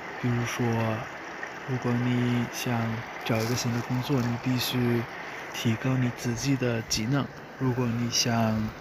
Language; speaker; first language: Chinese; non-native, fluent; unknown